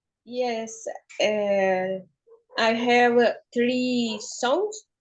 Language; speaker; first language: English; non-native, learner; Spanish